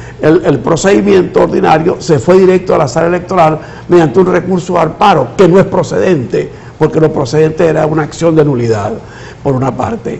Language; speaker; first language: Spanish; native; Spanish